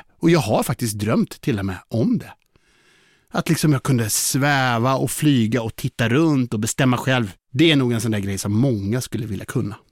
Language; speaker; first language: Swedish; native; Swedish